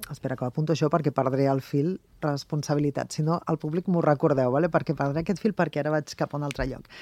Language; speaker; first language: Catalan; non-native, local second language; Spanish